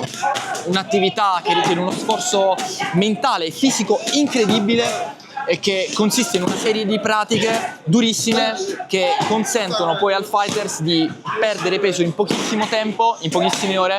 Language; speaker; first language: Italian; native; Italian